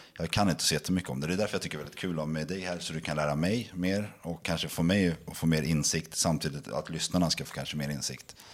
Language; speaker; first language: Swedish; native; Swedish